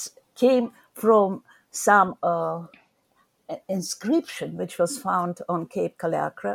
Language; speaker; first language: English; non-native, learner; Ukrainian